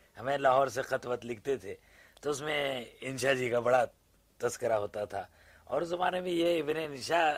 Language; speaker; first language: Urdu; native; Urdu